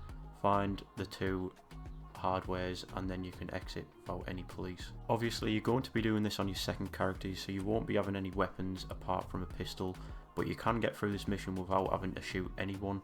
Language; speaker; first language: English; native; English